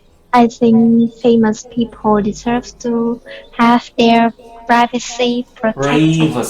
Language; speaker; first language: English; non-native, learner; Vietnamese